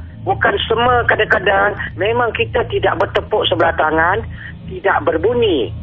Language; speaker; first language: Malay; native; Malay